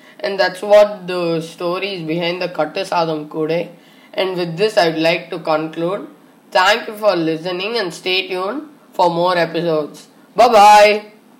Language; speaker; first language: English; non-native, local second language; Tamil